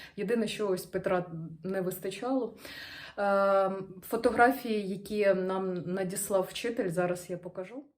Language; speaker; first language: Ukrainian; non-native, local second language; Russian